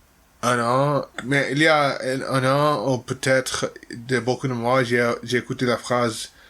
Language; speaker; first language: French; non-native, learner; English